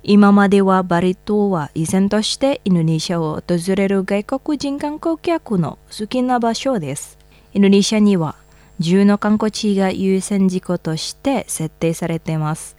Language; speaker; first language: Japanese; non-native, fluent; Indonesian